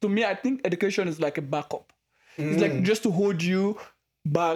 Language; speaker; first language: English; non-native, local second language; Igbo